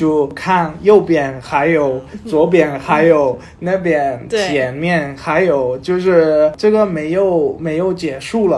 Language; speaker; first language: Chinese; non-native, learner; Spanish